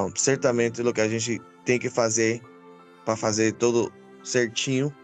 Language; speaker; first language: Portuguese; non-native, learner; English